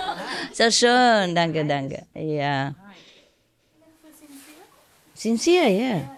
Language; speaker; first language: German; non-native, learner; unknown